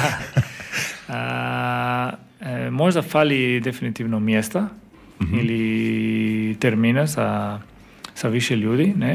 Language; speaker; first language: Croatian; non-native, fluent; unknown